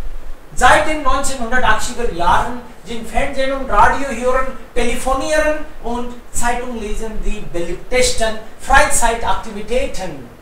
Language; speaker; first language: German; non-native, fluent; Hindi